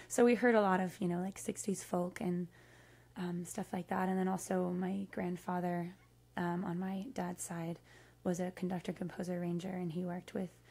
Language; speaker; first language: English; native; English